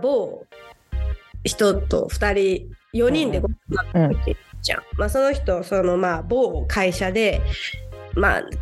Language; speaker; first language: Japanese; native; Japanese